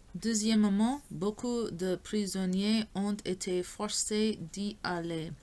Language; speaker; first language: French; non-native, learner; English